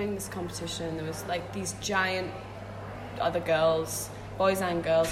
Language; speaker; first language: English; native; English